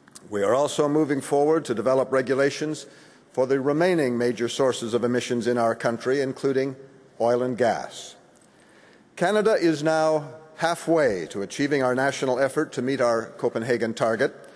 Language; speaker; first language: English; native; English